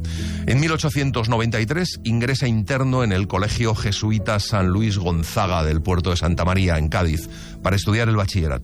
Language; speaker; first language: Spanish; native; Spanish